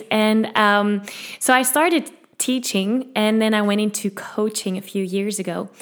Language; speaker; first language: English; non-native, fluent; Dutch